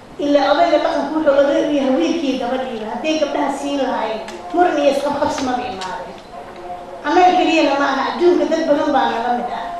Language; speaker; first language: Somali; native; Somali